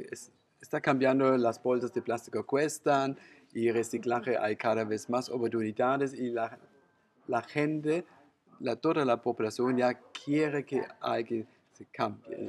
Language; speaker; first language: Spanish; non-native, fluent; German